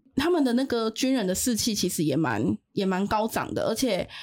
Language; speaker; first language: Chinese; non-native, local second language; Min Nan Chinese